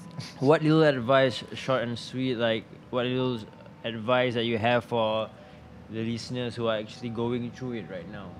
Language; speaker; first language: English; non-native, local second language; Malay